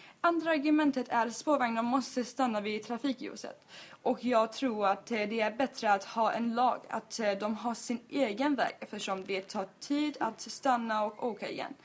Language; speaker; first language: Swedish; non-native, learner; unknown